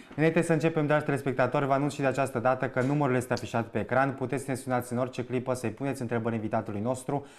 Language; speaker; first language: Romanian; native; Romanian